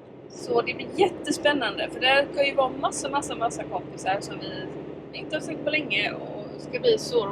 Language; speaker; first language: Swedish; native; Swedish